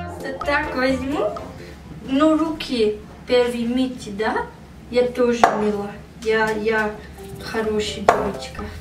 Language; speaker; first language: Russian; early bilingual, heritage; German